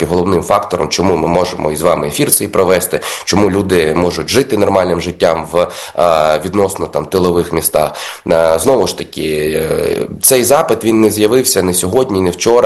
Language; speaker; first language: Ukrainian; native; Ukrainian